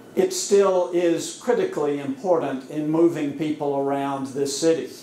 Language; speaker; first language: English; native; English